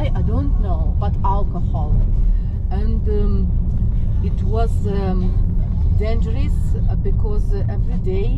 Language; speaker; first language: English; non-native, learner; Russian